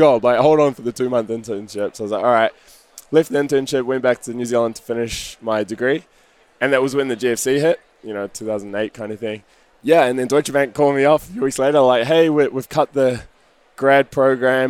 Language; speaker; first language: English; native; English